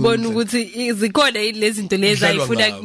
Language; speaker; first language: English; non-native, local second language; Zulu